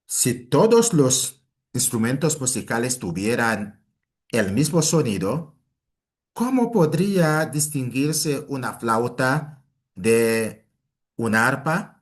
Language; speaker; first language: Spanish; non-native, fluent; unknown